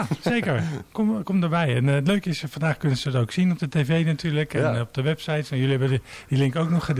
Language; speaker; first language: Dutch; native; Dutch